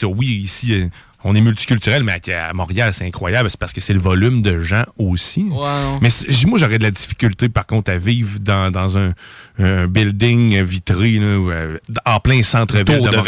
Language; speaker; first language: French; native; French